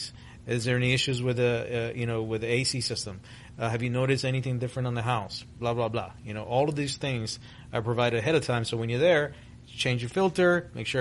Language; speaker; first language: English; early bilingual, other home language; Spanish